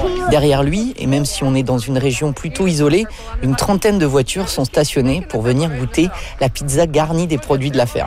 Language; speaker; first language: French; native; French